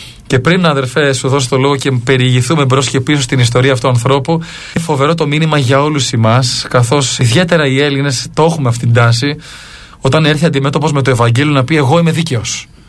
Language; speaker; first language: Greek; native; Greek